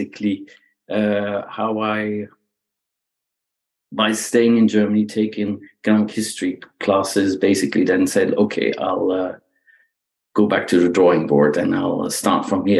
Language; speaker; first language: English; non-native, fluent; Dutch